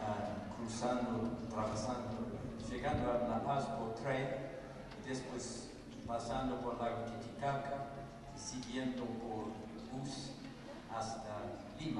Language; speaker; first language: Spanish; non-native, fluent; English